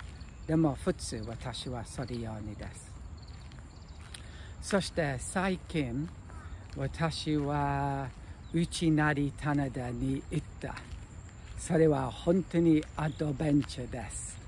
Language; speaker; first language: Japanese; non-native, learner; English